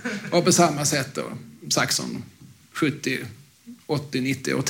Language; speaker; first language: Swedish; native; Swedish